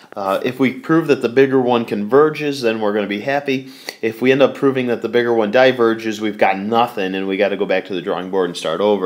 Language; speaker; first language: English; native; English